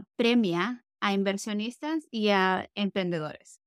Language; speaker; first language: Spanish; early bilingual, heritage; Spanish